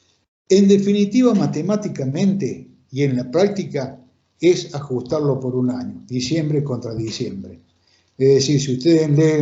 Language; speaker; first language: Spanish; native; Spanish